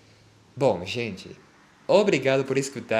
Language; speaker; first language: Portuguese; non-native, fluent; Spanish